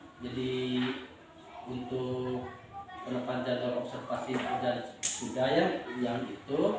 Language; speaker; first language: Indonesian; native; Indonesian